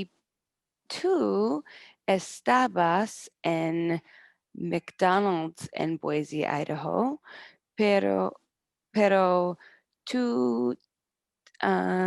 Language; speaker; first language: Spanish; non-native, learner; English